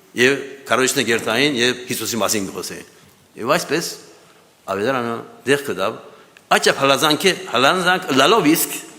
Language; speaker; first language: Armenian; early bilingual, heritage; Armenian